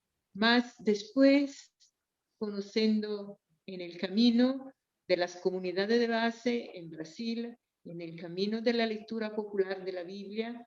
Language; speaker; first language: Spanish; non-native, fluent; Portuguese